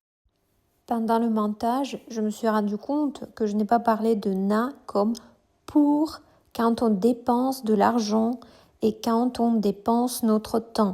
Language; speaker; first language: French; non-native, fluent; Russian